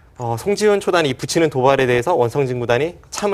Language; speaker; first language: Korean; native; Korean